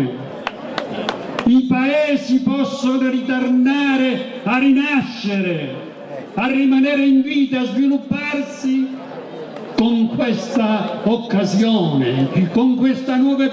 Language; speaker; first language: Italian; native; Italian